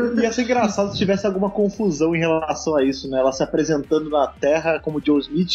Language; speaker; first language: Portuguese; native; Portuguese